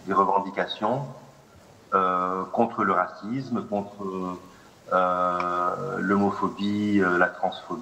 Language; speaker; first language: French; non-native, local second language; Arabic